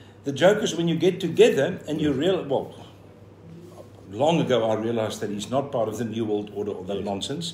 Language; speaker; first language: English; non-native, local second language; Afrikaans